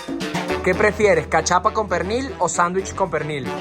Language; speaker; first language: Spanish; native; Spanish